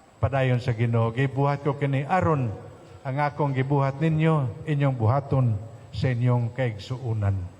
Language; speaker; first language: Cebuano; non-native, local second language; Hiligaynon